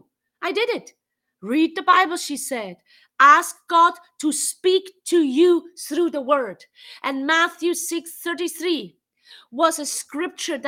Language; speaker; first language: English; non-native, fluent; Swiss German